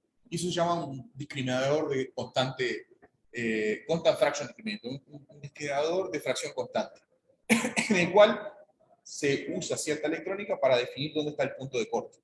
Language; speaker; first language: Spanish; native; Spanish